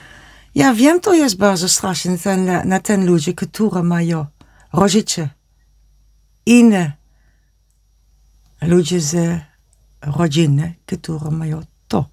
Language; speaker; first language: Polish; non-native, learner; Dutch